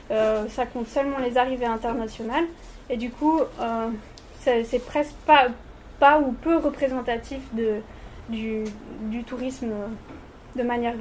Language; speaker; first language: French; native; French